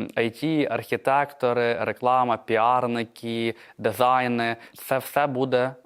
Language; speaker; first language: Ukrainian; native; Ukrainian